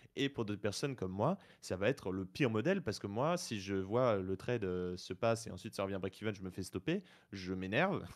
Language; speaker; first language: French; native; French